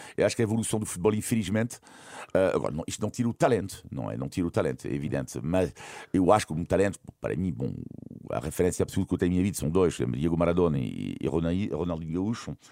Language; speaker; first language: Portuguese; non-native, fluent; French